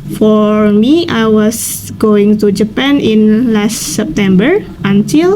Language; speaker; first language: English; non-native, learner; Indonesian